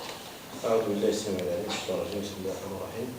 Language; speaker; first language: Arabic; native; Arabic